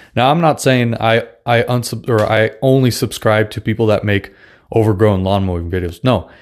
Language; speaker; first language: English; non-native, fluent; Russian